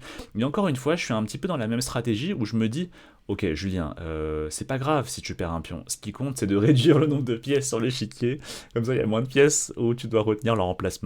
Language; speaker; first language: French; native; French